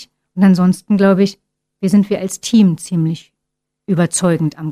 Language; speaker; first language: German; native; German